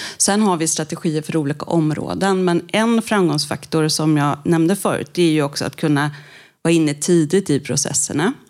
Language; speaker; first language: Swedish; native; Swedish